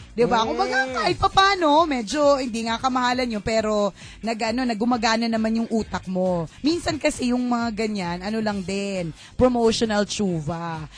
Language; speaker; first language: Filipino; native; Filipino